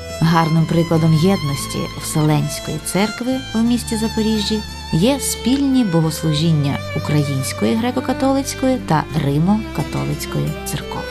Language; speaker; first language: Ukrainian; native; Ukrainian